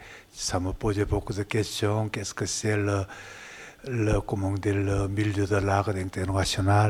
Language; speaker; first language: French; non-native, learner; Korean